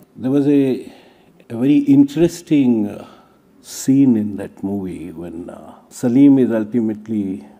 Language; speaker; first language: English; non-native, local second language; Hindi